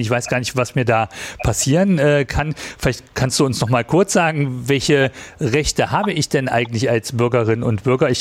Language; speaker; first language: German; native; German